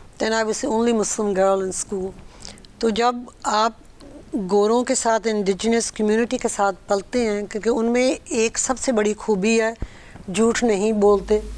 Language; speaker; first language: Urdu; early bilingual, heritage; Urdu